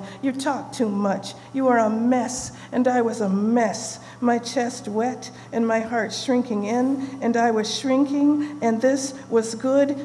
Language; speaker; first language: English; native; English